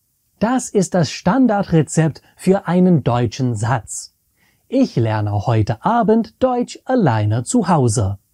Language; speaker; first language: German; non-native, fluent; English